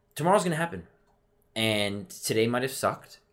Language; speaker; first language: English; native; English